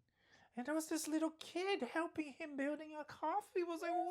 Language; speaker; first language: English; non-native, fluent; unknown